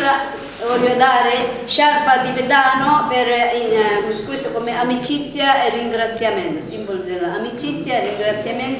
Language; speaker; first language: Italian; non-native, learner; Tibetan